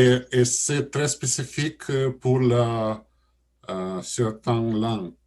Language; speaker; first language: French; non-native, learner; Russian